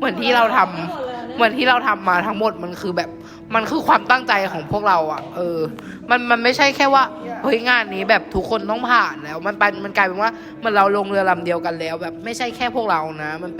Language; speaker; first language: Thai; native; Thai